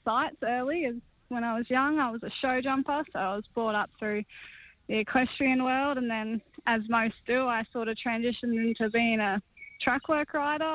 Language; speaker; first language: English; native; English